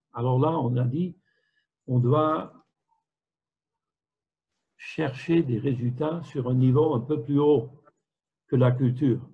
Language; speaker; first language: French; non-native, fluent; Dutch